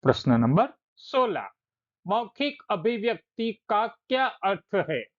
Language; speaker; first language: Hindi; non-native, local second language; Gujarati